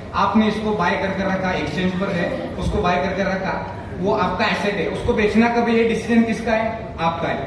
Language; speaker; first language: Hindi; non-native, local second language; Marathi